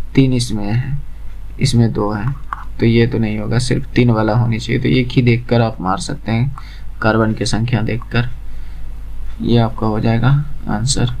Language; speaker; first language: Hindi; native; Hindi